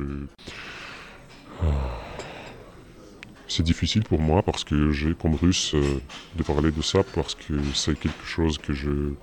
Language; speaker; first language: French; non-native, learner; Russian